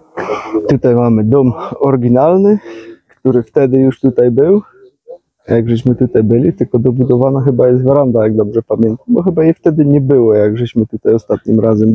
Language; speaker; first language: Polish; native; Polish